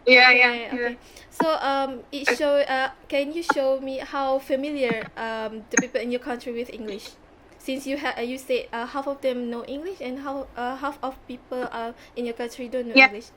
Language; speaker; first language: English; non-native, fluent; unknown